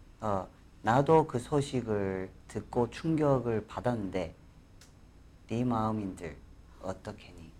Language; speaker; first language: Korean; non-native, fluent; Chinese